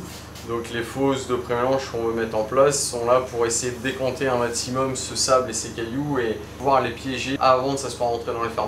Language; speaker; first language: French; native; French